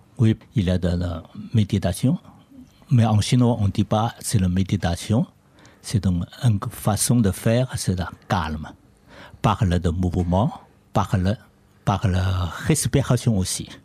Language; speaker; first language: French; non-native, learner; Chinese